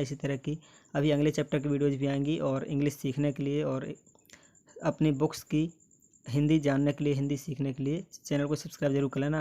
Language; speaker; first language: Hindi; native; Hindi